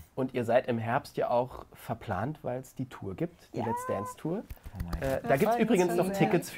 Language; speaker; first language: German; native; German